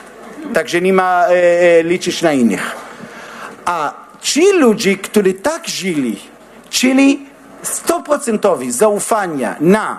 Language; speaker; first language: Polish; non-native, learner; Hebrew